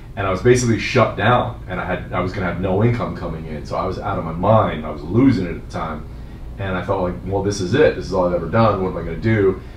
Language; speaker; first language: English; native; English